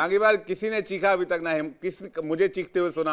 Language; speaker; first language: Hindi; native; Hindi